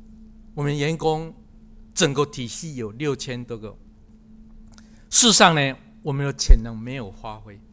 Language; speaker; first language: Chinese; non-native, local second language; Min Nan Chinese